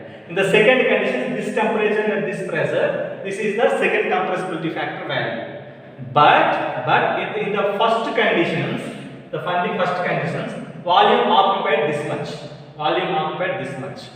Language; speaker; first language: English; non-native, local second language; Telugu